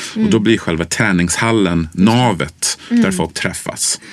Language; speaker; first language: Swedish; early bilingual, other home language; English